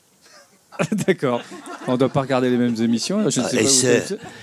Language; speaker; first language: French; native; French